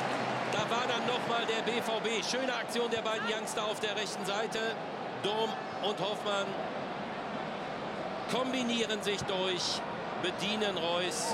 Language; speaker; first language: German; native; German